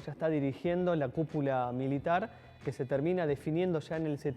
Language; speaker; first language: Spanish; native; Spanish